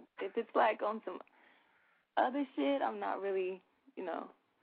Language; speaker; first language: English; native; English